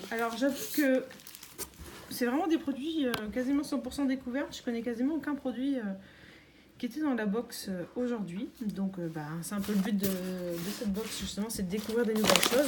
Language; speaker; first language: French; native; French